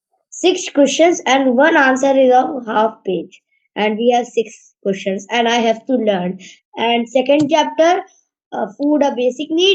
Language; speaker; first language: English; non-native, learner; Hindi